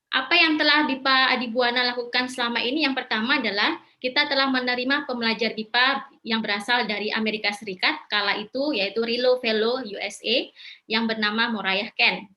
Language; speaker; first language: Indonesian; native; Indonesian